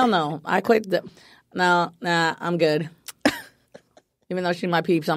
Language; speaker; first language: English; native; English